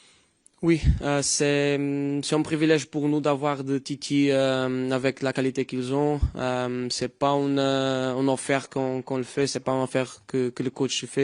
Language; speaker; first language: French; non-native, fluent; Portuguese